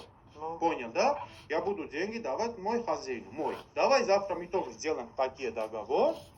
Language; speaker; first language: Russian; non-native, learner; Tajik